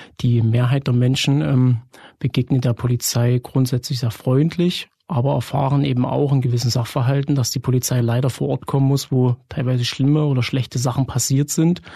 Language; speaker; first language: German; native; German